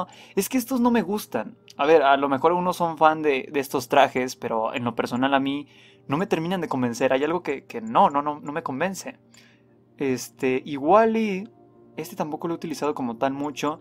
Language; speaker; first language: Spanish; native; Spanish